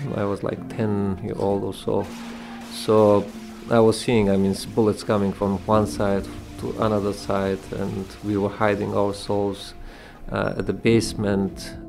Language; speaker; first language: English; non-native, fluent; Persian